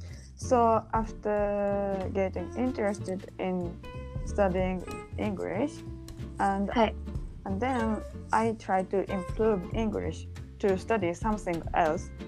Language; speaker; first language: English; non-native, learner; Japanese